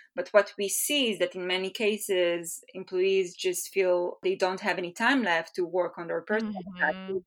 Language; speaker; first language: English; non-native, fluent; Hebrew